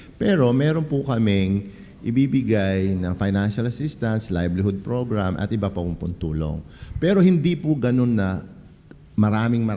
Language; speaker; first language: Filipino; non-native, local second language; Pampanga